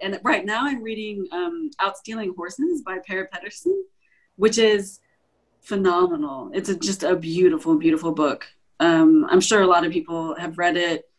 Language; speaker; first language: English; native; English